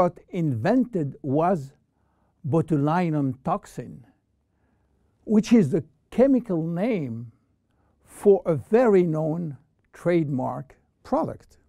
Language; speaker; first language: English; non-native, fluent; French